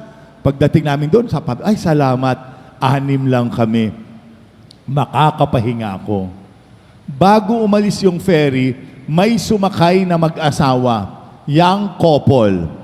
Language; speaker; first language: Filipino; native; Filipino